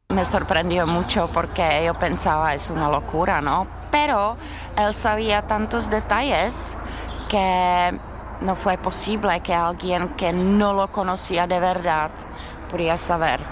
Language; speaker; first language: Spanish; non-native, learner; Czech